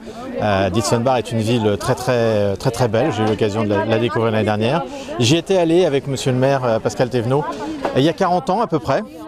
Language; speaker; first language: French; native; French